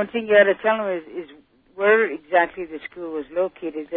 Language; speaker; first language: English; native; English